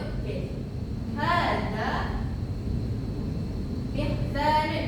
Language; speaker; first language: Arabic; non-native, learner; Malay